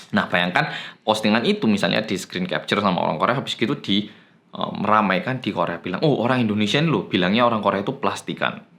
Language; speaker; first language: Indonesian; non-native, fluent; Korean